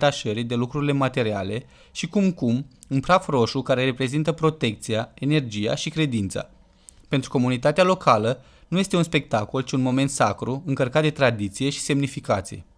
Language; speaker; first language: Romanian; native; Romanian